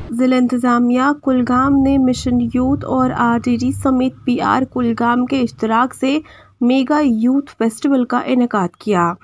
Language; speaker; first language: Urdu; non-native, local second language; Kashmiri